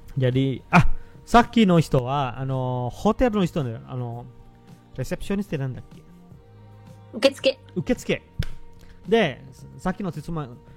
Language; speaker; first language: Japanese; non-native, fluent; Indonesian